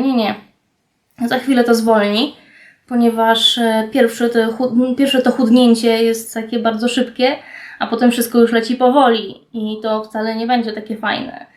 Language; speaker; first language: Polish; native; Polish